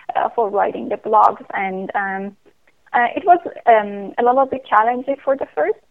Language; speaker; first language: English; non-native, fluent; Persian